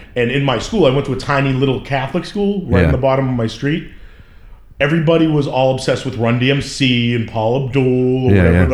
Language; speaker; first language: English; native; English